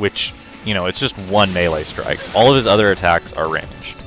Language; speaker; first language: English; native; English